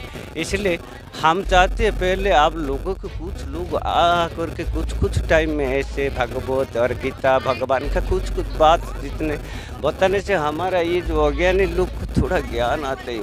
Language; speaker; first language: Hindi; non-native, local second language; Odia